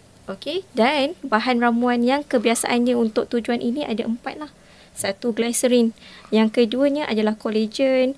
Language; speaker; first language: Malay; native; Malay